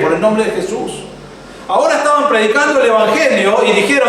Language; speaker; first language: Spanish; native; Spanish